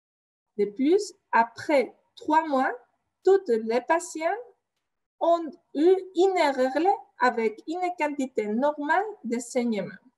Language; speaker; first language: French; non-native, fluent; Spanish